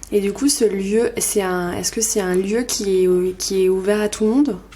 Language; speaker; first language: French; native; French